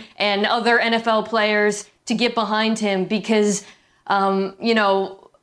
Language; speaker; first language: English; native; English